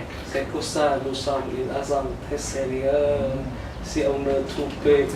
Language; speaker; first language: French; non-native, learner; Vietnamese